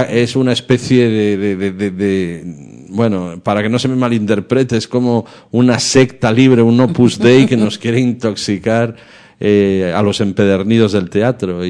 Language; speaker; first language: Spanish; native; Spanish